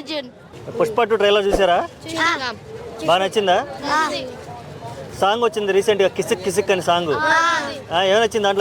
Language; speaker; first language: Telugu; native; Telugu